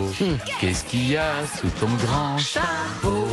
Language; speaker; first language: French; native; French